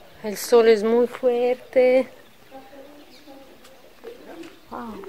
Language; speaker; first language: Spanish; non-native, learner; Russian